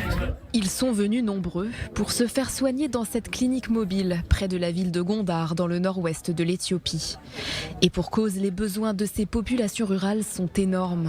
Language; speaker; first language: French; native; French